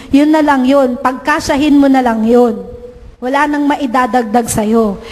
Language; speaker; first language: Filipino; native; Filipino